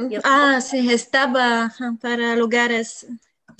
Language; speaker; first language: Spanish; non-native, learner; Bulgarian